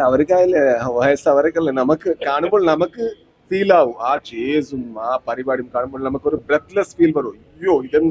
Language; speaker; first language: Malayalam; non-native, learner; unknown